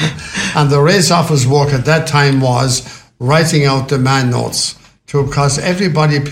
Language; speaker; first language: English; native; English